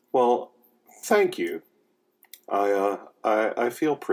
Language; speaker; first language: English; native; English